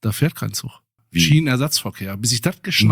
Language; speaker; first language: German; native; German